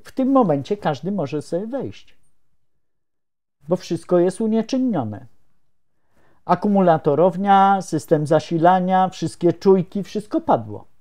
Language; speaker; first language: Polish; native; Polish